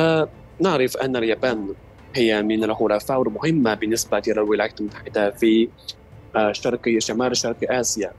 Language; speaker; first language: Arabic; non-native, fluent; Chinese